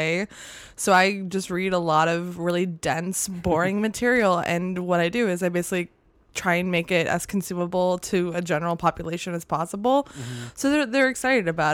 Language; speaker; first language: English; native; English